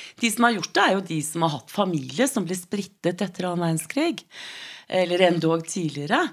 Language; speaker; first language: Norwegian; native; Norwegian